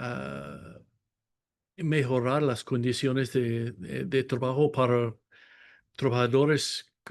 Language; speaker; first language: Spanish; non-native, fluent; English